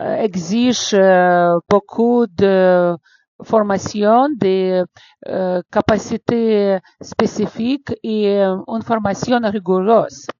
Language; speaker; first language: French; non-native, fluent; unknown